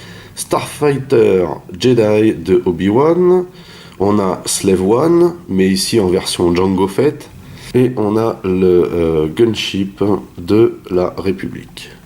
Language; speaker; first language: French; native; French